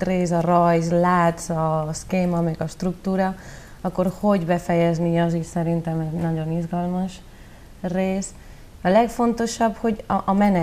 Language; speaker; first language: Hungarian; non-native, learner; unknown